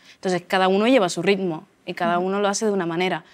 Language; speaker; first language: Spanish; native; Spanish